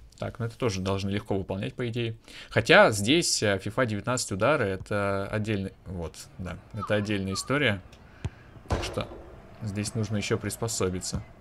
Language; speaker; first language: Russian; native; Russian